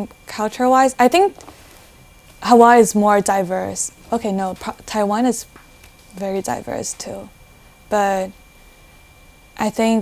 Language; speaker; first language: English; non-native, fluent; Chinese